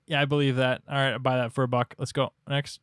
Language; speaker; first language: English; native; English